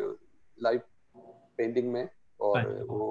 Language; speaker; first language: Hindi; non-native, local second language; Malayalam